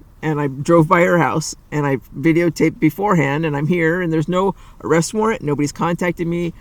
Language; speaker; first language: English; native; English